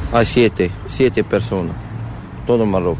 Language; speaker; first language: Spanish; non-native, learner; Arabic